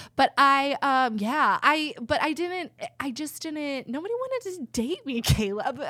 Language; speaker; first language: English; native; English